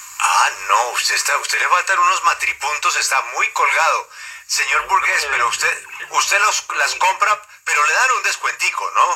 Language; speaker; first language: Spanish; native; Spanish